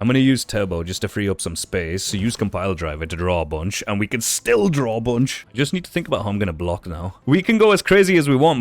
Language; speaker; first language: English; native; English